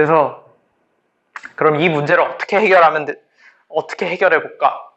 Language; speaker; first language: Korean; native; Korean